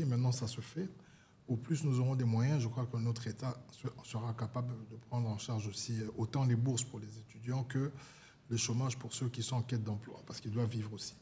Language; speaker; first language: French; non-native, local second language; Lingala